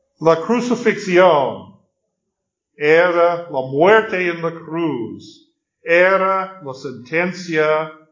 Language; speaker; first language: Spanish; non-native, learner; English